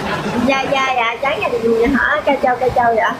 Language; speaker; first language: Indonesian; non-native, learner; Vietnamese